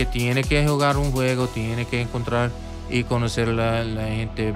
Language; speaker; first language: Spanish; non-native, local second language; English